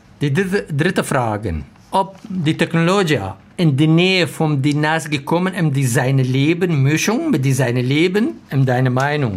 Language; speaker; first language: German; non-native, learner; Arabic